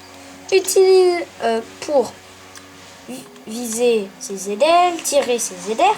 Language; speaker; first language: French; native; French